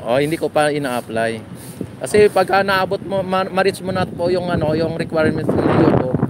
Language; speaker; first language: Filipino; non-native, local second language; Cebuano